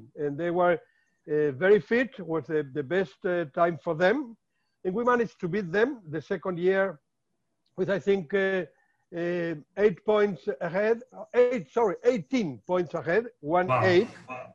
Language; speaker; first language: English; non-native, fluent; Spanish